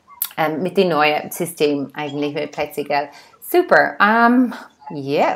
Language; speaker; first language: German; non-native, fluent; English